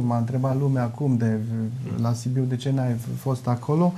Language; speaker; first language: Romanian; non-native, local second language; German